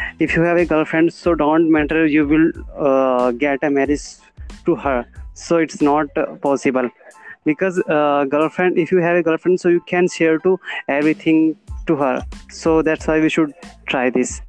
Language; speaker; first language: English; non-native, learner; Hindi